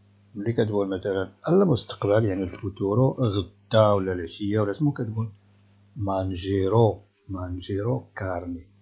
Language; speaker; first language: Italian; non-native, fluent; Arabic